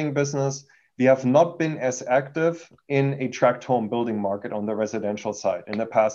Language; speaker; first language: English; non-native, fluent; German